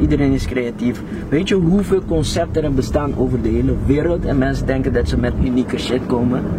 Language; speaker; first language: Dutch; non-native, local second language; Papiamento